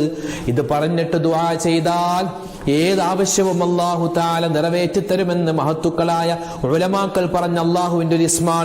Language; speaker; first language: Malayalam; native; Malayalam